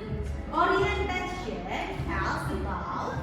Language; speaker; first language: English; non-native, local second language; Indonesian